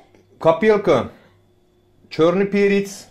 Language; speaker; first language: Russian; non-native, learner; Turkish